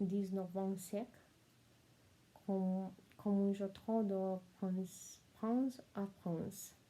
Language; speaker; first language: French; non-native, learner; Spanish